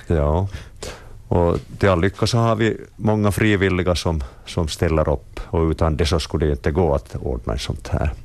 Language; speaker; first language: Swedish; native; Swedish